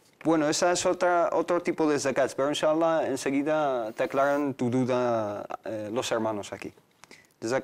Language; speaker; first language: Spanish; native; Spanish